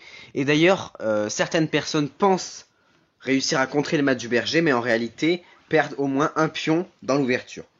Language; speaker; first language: French; native; French